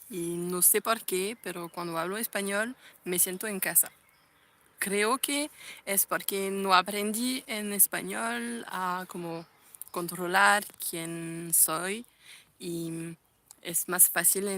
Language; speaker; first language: Spanish; non-native, fluent; French